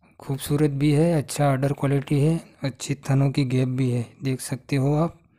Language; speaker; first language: Hindi; non-native, local second language; Gujarati